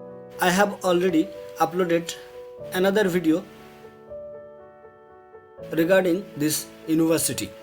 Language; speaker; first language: English; non-native, fluent; Bangla